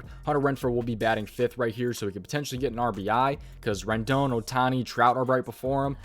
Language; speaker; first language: English; native; English